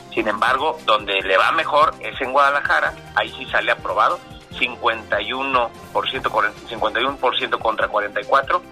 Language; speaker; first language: Spanish; native; Spanish